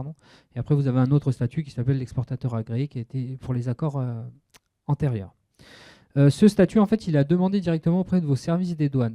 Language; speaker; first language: French; native; French